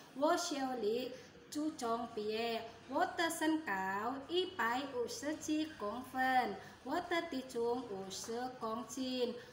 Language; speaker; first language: Chinese; non-native, learner; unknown